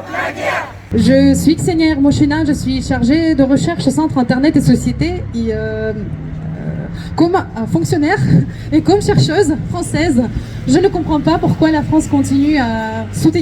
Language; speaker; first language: French; non-native, fluent; Russian